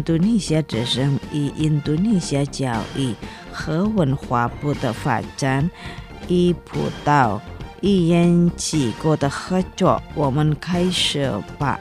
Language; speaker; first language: Chinese; non-native, fluent; Indonesian